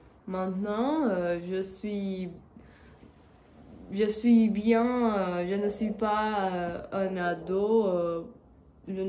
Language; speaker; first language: French; non-native, learner; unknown